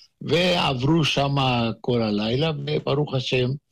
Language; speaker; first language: Hebrew; non-native, fluent; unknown